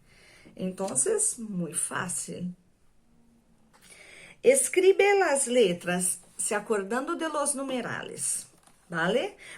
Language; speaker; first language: Spanish; non-native, fluent; Portuguese